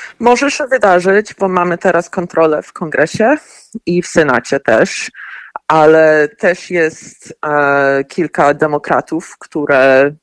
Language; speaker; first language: Polish; early bilingual, heritage; Polish